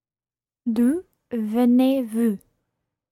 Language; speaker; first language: French; non-native, learner; English